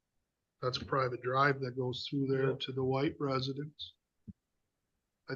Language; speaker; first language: English; native; English